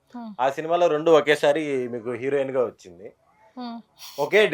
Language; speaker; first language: Telugu; native; Telugu